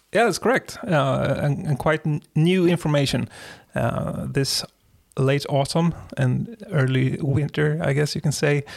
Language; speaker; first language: English; non-native, fluent; Swedish